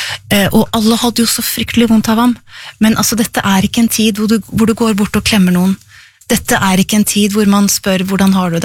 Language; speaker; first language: Norwegian; native; Norwegian